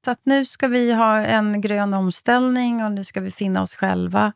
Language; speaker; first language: Swedish; native; Swedish